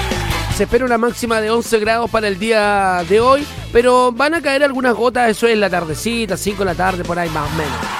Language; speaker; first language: Spanish; native; Spanish